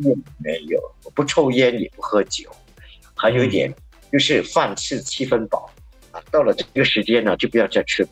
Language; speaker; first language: Chinese; native; Chinese